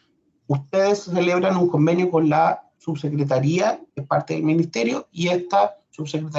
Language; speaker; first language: Spanish; native; Spanish